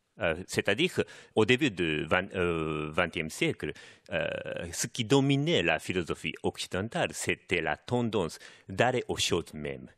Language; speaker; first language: French; non-native, fluent; Japanese